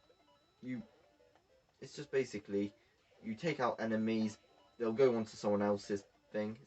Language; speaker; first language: English; native; English